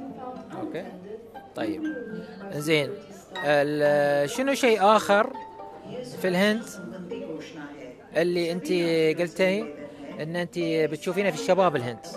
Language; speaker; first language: Arabic; native; Arabic